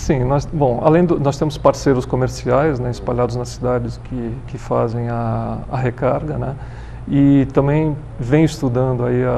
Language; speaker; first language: Portuguese; native; Portuguese